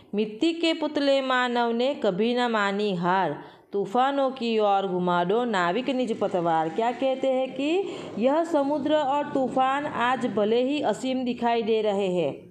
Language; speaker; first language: Hindi; non-native, local second language; Gujarati